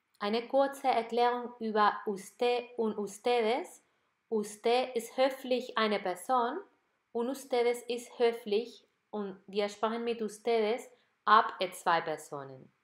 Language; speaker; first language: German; non-native, fluent; Spanish